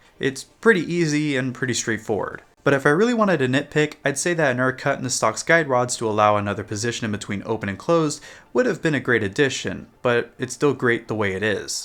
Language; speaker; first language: English; native; English